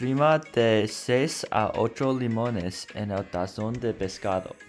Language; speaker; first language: Spanish; non-native, learner; English